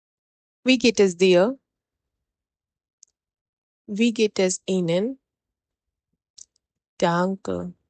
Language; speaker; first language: German; non-native, fluent; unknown